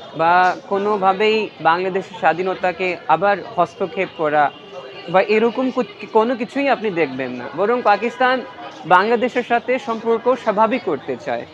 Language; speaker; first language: Bangla; non-native, fluent; Urdu